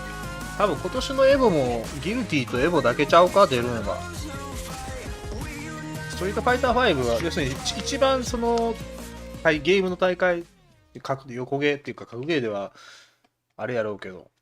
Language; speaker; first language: Japanese; native; Japanese